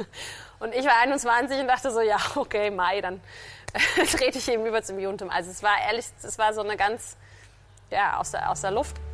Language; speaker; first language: German; native; German